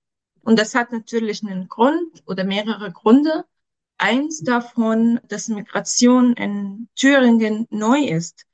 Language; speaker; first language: German; non-native, fluent; Arabic